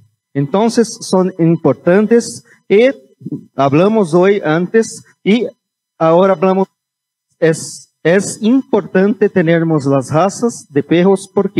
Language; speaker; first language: Spanish; non-native, fluent; Portuguese